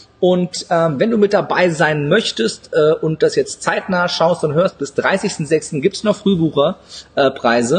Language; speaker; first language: German; native; German